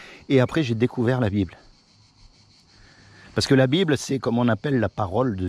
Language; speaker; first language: French; native; French